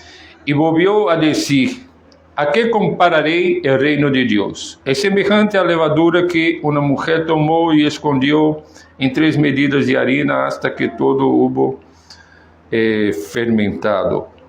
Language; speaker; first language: Spanish; non-native, fluent; Portuguese